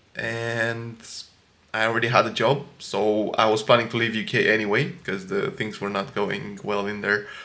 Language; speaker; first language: English; non-native, fluent; Romanian